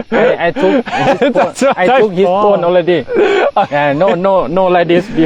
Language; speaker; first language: English; non-native, learner; Thai